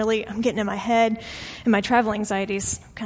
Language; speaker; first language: English; native; English